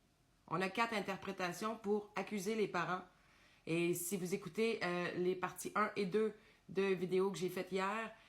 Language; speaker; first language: French; native; French